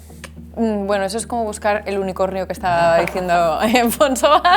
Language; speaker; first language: Spanish; native; Spanish